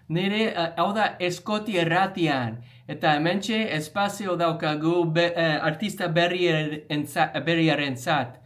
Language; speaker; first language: Basque; non-native, learner; English